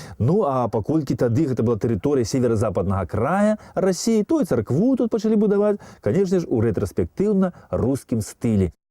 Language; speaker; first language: Belarusian; native; Belarusian